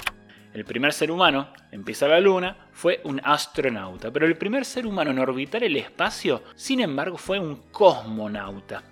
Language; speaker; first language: Spanish; native; Spanish